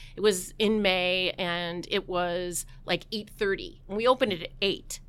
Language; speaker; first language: English; native; English